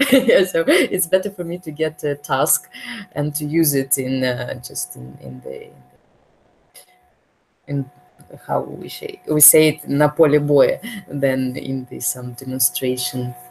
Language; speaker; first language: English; non-native, learner; Russian